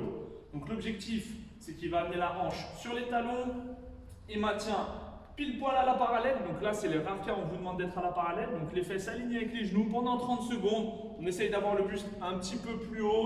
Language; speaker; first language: French; native; French